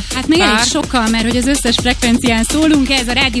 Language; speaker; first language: Hungarian; native; Hungarian